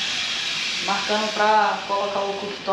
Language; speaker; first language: Portuguese; native; Portuguese